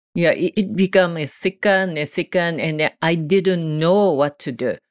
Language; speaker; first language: English; non-native, learner; Japanese